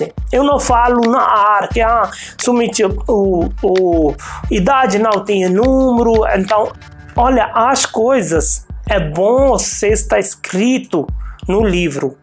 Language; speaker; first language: Portuguese; non-native, fluent; Hindi